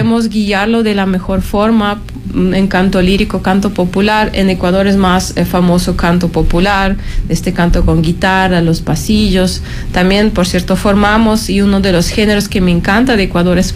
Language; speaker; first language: Spanish; non-native, fluent; Ukrainian